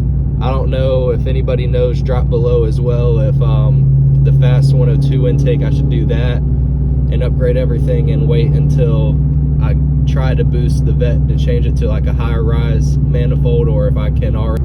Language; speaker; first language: English; native; English